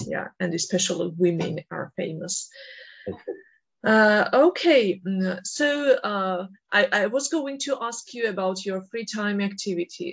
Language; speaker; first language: English; non-native, fluent; Georgian